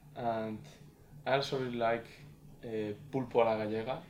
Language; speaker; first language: English; non-native, fluent; Spanish